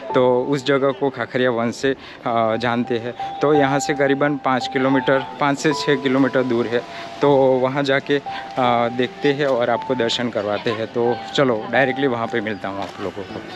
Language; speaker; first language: Hindi; non-native, local second language; Gujarati